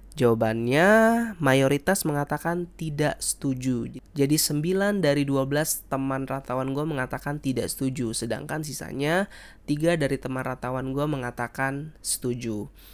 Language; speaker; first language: Indonesian; native; Indonesian